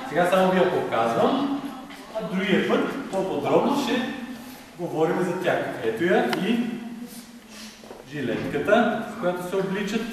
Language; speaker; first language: Bulgarian; native; Bulgarian